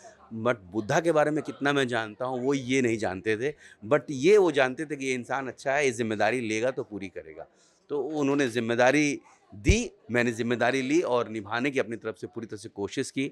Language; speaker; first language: Hindi; native; Hindi